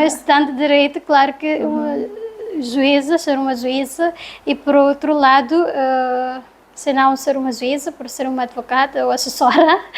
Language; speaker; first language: Portuguese; non-native, learner; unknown